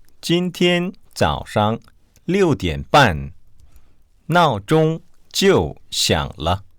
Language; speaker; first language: Chinese; non-native, fluent; Korean